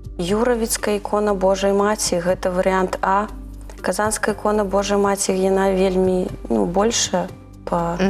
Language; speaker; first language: Belarusian; non-native, local second language; Russian